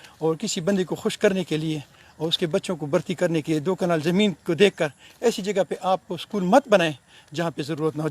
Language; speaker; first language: Urdu; non-native, local second language; Pashto